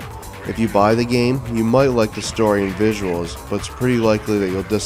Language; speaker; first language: English; native; English